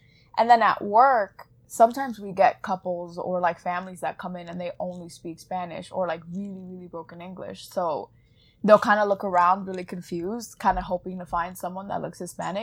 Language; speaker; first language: English; early bilingual, other home language; Spanish